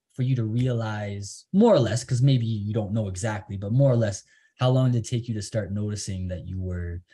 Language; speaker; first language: English; native; English